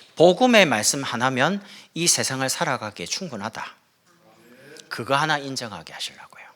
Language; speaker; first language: Korean; native; Korean